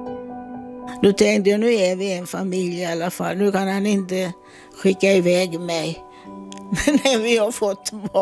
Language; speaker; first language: Swedish; non-native, fluent; Italian